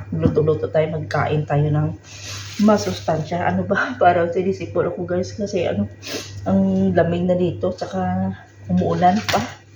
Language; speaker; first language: Filipino; non-native, local second language; Hiligaynon